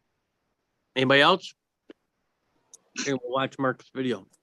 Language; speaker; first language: English; native; English